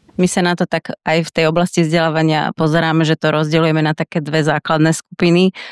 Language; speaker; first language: Slovak; native; Slovak